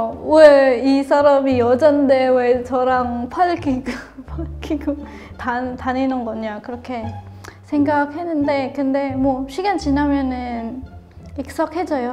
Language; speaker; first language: Korean; non-native, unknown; Filipino